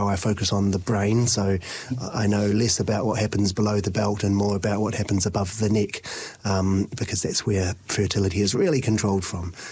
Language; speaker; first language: English; native; English